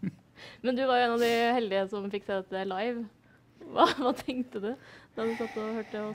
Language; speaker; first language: Norwegian; native; Norwegian